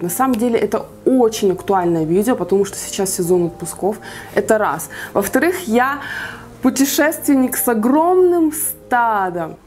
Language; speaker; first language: Russian; native; Russian